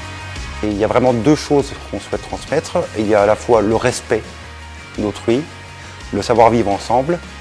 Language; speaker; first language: French; native; French